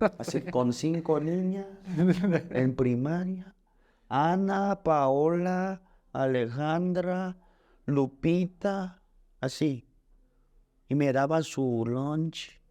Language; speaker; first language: Spanish; early bilingual, other home language; Korean